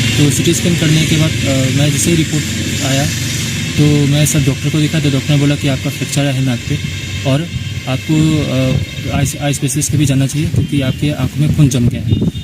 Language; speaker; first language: Hindi; non-native, local second language; Assamese